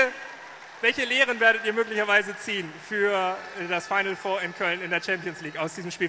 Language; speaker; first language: German; native; German